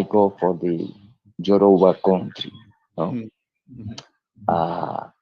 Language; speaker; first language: English; non-native, learner; Spanish